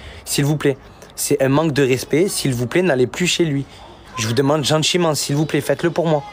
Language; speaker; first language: French; native; French